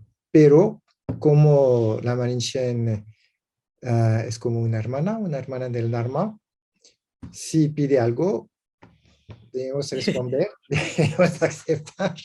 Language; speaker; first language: Spanish; non-native, learner; French